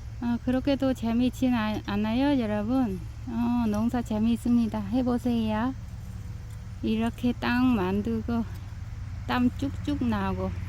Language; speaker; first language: Korean; non-native, learner; Vietnamese